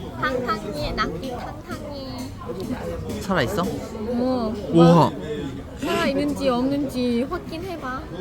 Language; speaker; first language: Korean; non-native, fluent; Lao